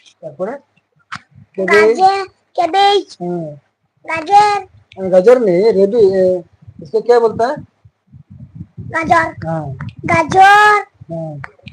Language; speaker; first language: Hindi; non-native, local second language; Bangla